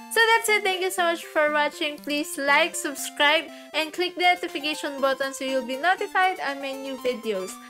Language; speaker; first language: English; non-native, local second language; Filipino